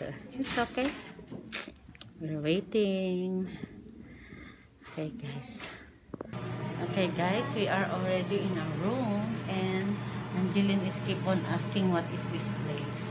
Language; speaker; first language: English; non-native, local second language; Filipino